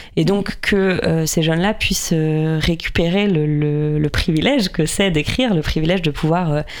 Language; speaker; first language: French; native; French